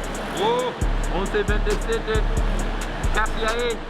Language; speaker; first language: Spanish; non-native, learner; English